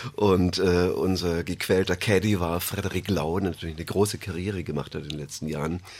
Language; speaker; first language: German; native; German